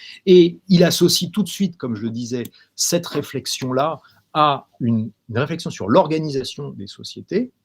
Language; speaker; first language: French; native; French